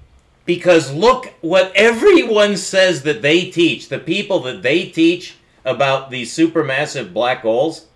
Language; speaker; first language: English; native; English